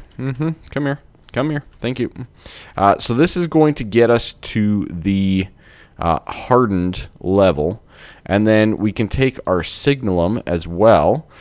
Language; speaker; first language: English; native; English